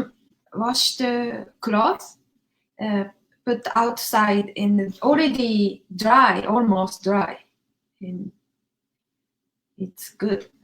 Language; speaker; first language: English; non-native, learner; Japanese